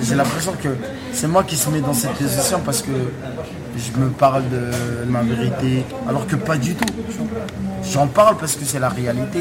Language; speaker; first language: French; non-native, local second language; Arabic